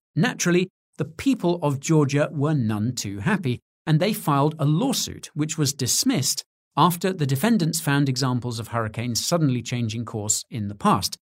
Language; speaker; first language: English; native; English